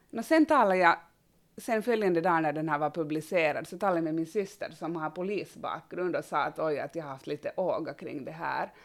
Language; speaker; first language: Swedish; native; Swedish